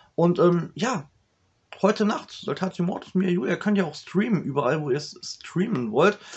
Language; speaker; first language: German; native; German